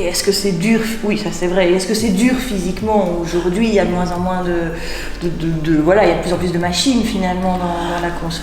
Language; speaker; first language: French; native; French